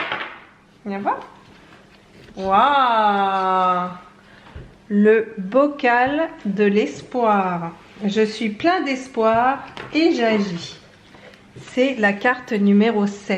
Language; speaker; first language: French; native; French